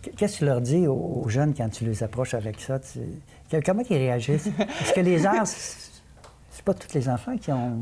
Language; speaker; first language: French; native; French